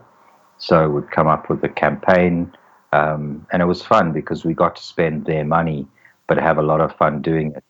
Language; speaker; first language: English; native; English